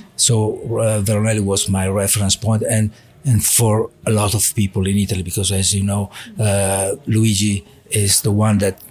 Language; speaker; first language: English; non-native, learner; Italian